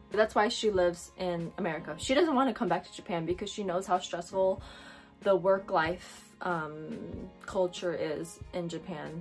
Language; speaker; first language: English; early bilingual, other home language; Japanese